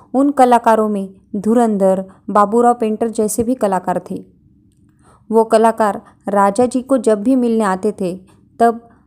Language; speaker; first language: Hindi; non-native, local second language; Marathi